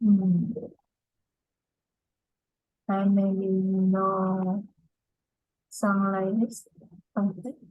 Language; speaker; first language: English; non-native, learner; Vietnamese